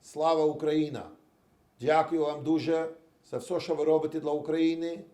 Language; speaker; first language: Ukrainian; non-native, learner; English